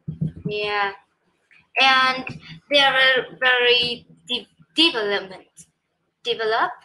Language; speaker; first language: English; non-native, learner; Vietnamese